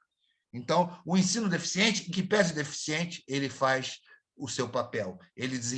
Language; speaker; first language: Portuguese; native; Portuguese